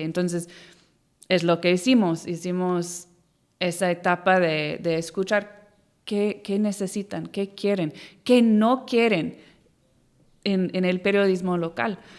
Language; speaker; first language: Spanish; non-native, fluent; English